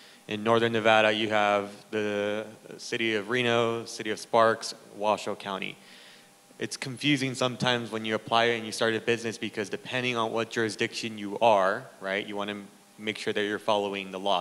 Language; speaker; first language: English; early bilingual, other home language; Spanish